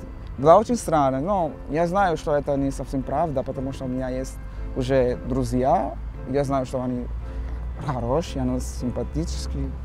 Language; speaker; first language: Russian; non-native, learner; Portuguese